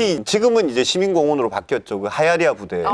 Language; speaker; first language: Korean; native; Korean